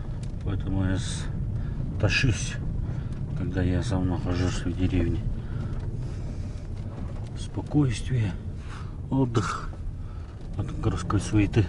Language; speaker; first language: Russian; non-native, local second language; Yakut